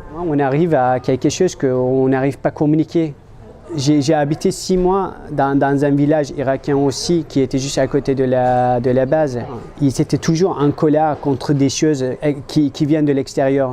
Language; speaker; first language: French; non-native, fluent; Turkish